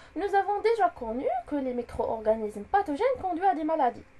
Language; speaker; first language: French; non-native, local second language; Arabic